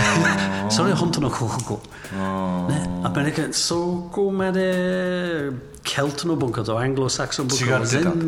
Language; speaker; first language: Japanese; non-native, learner; English